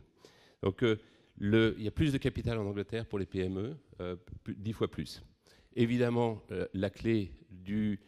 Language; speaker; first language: French; native; French